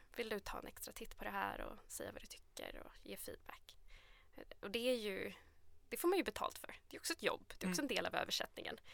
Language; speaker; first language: Swedish; native; Swedish